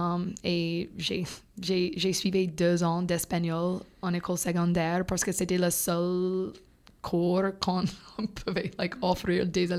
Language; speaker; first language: French; non-native, fluent; English